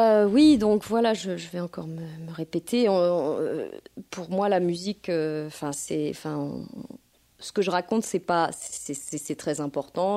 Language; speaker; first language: French; native; French